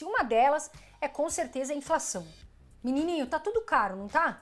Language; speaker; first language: Portuguese; native; Portuguese